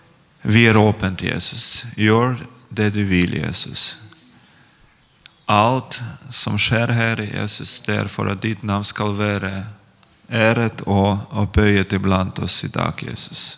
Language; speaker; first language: Norwegian; non-native, fluent; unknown